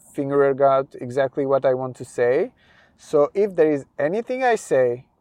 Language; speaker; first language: English; non-native, fluent; French